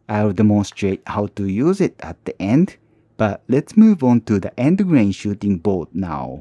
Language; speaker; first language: English; non-native, fluent; Japanese